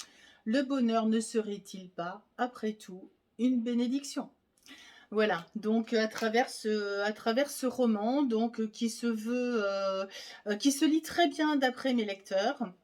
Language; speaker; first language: French; native; French